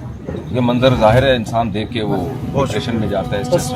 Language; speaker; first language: Urdu; native; Urdu